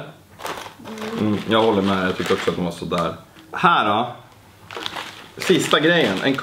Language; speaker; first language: Swedish; native; Swedish